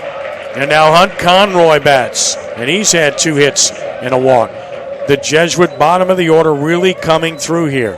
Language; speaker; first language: English; native; English